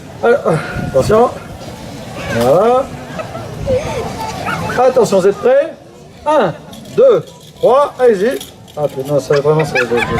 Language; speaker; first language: French; native; French